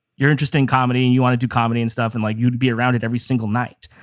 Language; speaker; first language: English; native; English